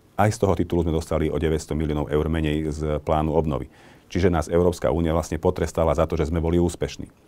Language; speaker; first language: Slovak; non-native, local second language; Hungarian